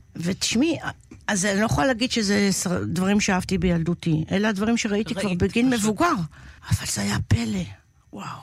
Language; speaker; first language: Hebrew; native; Hebrew